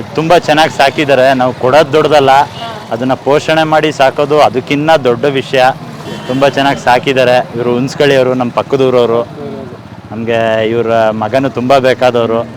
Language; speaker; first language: Kannada; native; Kannada